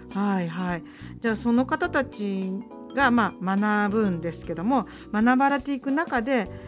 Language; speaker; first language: Japanese; native; Japanese